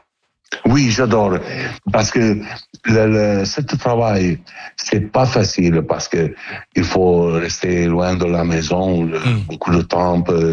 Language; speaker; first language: French; non-native, learner; Italian